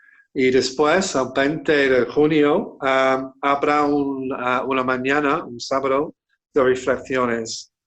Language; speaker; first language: Spanish; non-native, fluent; English